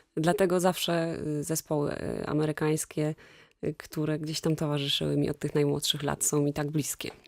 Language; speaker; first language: Polish; native; Polish